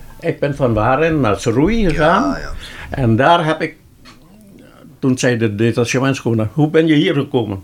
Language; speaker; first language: Dutch; non-native, local second language; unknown